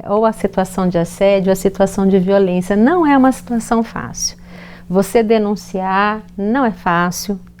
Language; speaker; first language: Portuguese; native; Portuguese